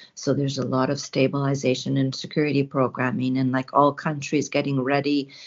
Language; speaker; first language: English; early bilingual, other home language; Ukrainian